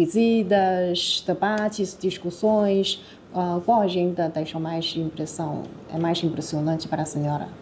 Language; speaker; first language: Portuguese; non-native, fluent; Chinese